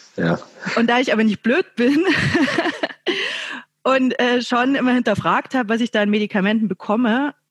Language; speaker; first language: German; native; German